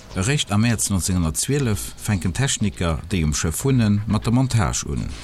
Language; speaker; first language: Luxembourgish; native; Luxembourgish